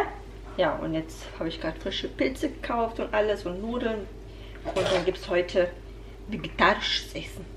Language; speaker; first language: German; native; German